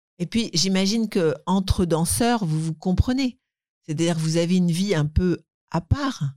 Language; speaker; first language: French; native; French